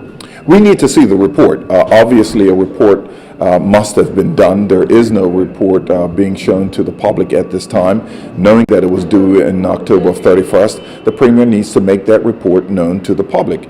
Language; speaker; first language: English; native; English